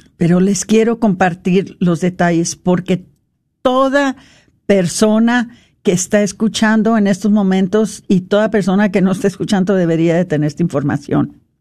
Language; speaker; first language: Spanish; non-native, fluent; English